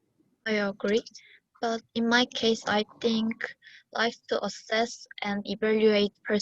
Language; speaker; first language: English; non-native, learner; Korean